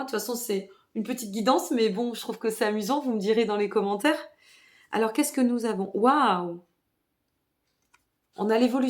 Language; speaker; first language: French; native; French